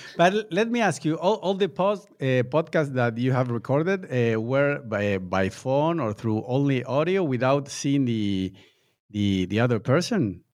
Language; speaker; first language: English; non-native, fluent; Spanish